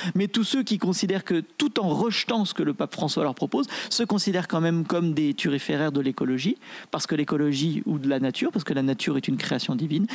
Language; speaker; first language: French; native; French